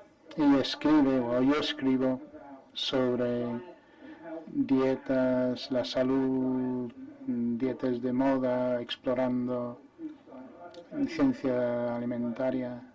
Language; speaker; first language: Spanish; non-native, fluent; English